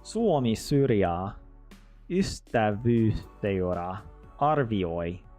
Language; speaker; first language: Finnish; non-native, learner; English